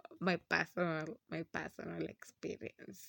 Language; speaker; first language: English; non-native, local second language; Swahili